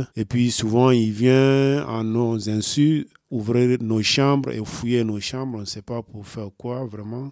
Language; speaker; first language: French; non-native, local second language; Fula